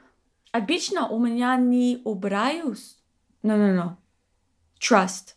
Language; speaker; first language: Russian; non-native, learner; English